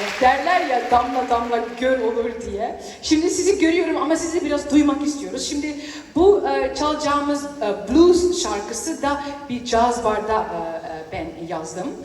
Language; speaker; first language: Turkish; early bilingual, heritage; Turkish